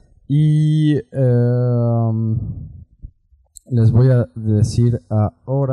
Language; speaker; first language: Spanish; native; Spanish